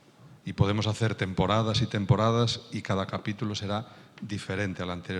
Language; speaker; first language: Spanish; native; Spanish